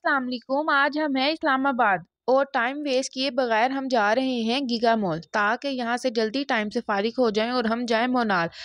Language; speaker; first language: Urdu; non-native, local second language; Punjabi